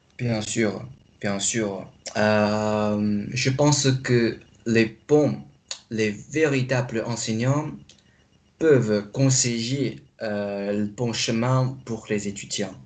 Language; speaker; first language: French; non-native, fluent; Chinese